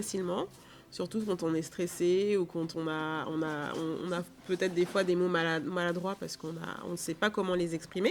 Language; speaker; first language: French; native; French